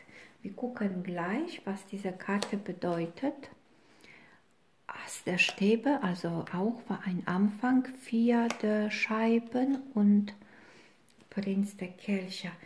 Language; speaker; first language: German; non-native, fluent; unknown